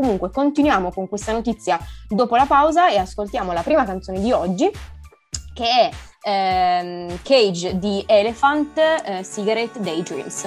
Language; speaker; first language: Italian; native; Italian